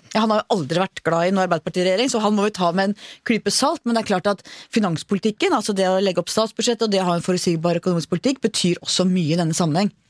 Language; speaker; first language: Norwegian; native; Norwegian